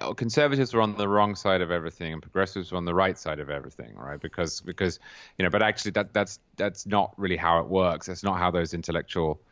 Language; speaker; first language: English; native; English